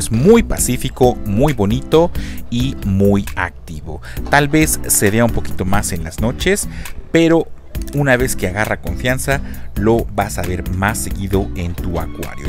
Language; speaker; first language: Spanish; native; Spanish